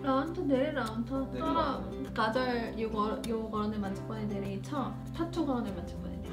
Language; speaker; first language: Nepali; non-native, fluent; Korean